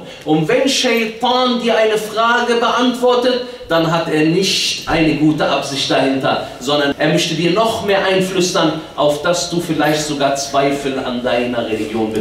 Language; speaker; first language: German; early bilingual, other home language; Arabic